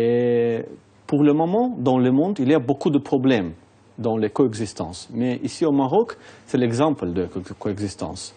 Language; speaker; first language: French; non-native, fluent; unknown